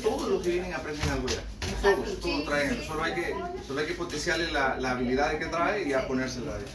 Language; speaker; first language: Spanish; native; Spanish